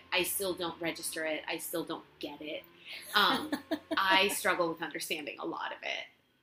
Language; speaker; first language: English; non-native, fluent; Spanish